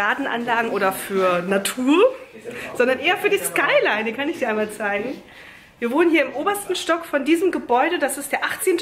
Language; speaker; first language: German; native; German